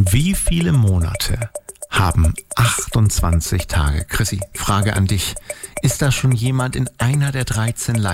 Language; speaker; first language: German; native; German